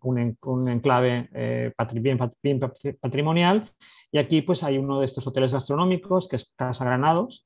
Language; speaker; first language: Spanish; native; Spanish